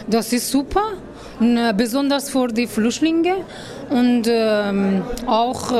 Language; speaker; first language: German; non-native, learner; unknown